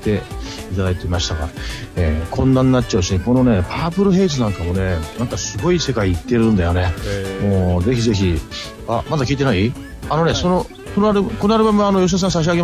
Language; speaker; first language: Japanese; native; Japanese